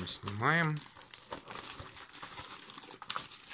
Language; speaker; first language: Russian; native; Russian